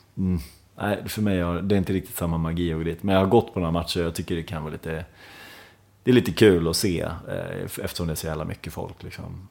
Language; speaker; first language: Swedish; native; Swedish